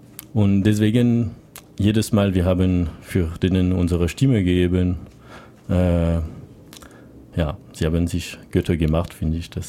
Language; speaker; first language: German; non-native, learner; French